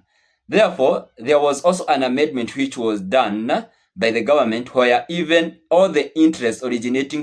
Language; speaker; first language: English; non-native, local second language; Swahili